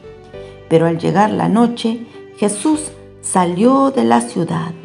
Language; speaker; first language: Spanish; native; Spanish